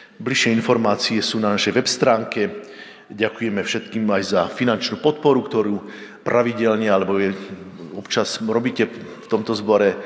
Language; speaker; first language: Slovak; native; Slovak